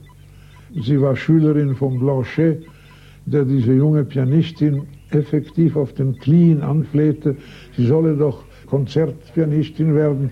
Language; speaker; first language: German; native; German